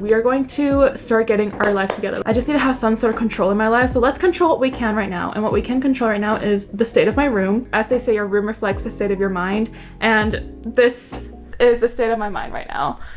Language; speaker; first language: English; early bilingual, other home language; Korean